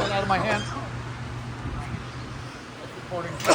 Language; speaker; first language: English; native; English